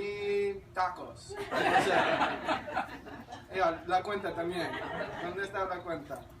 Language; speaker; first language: Spanish; non-native, learner; English